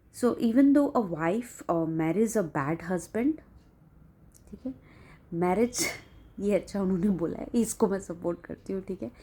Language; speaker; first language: Hindi; non-native, local second language; Bangla